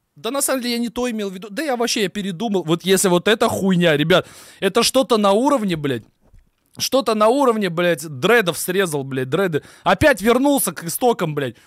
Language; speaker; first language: Russian; native; Russian